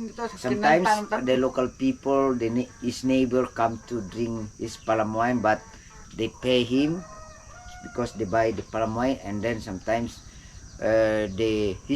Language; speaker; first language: English; non-native, fluent; Indonesian